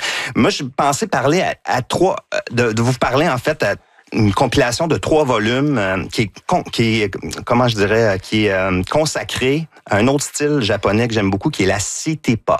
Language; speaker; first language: French; native; French